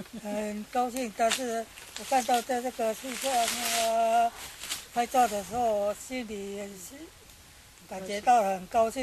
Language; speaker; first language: Chinese; non-native, local second language; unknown